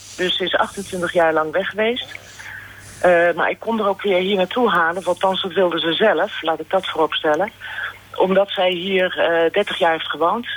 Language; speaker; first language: Dutch; native; Dutch